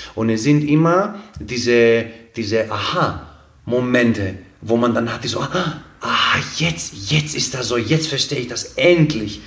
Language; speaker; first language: German; non-native, fluent; Greek